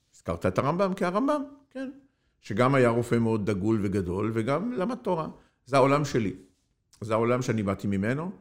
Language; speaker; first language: Hebrew; non-native, fluent; Arabic